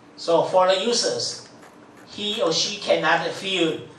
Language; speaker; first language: English; non-native, fluent; Chinese